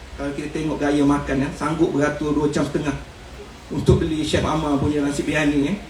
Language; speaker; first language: Malay; native; Malay